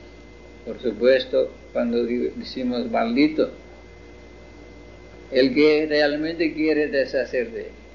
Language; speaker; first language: Spanish; non-native, fluent; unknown